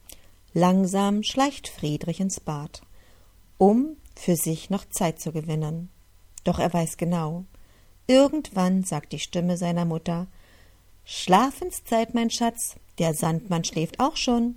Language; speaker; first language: German; native; German